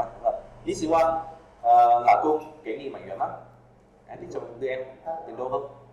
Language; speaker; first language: Chinese; non-native, fluent; Vietnamese